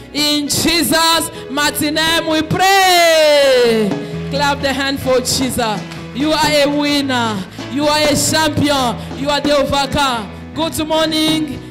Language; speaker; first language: English; non-native, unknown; Lingala